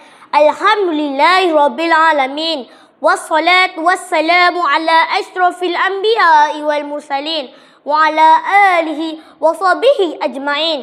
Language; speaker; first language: Arabic; non-native, learner; Malay